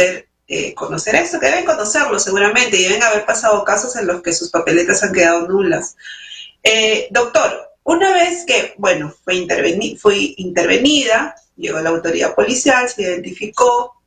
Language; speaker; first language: Spanish; native; Spanish